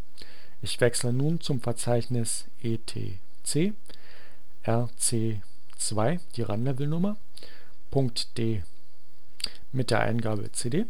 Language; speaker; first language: German; native; German